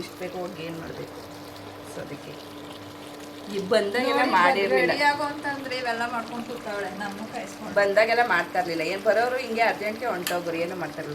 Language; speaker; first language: Kannada; native; Kannada